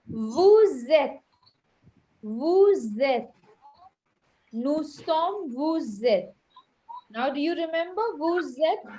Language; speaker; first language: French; non-native, fluent; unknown